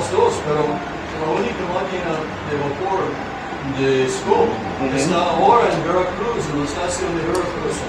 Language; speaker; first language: Spanish; non-native, fluent; English